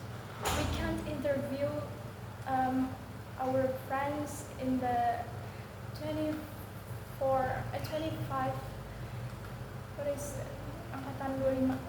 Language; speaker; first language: English; non-native, learner; Indonesian